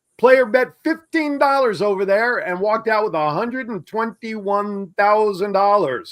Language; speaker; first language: English; native; English